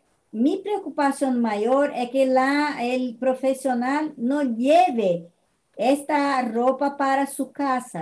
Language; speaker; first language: Spanish; non-native, fluent; Portuguese